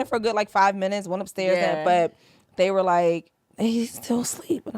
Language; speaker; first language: English; native; English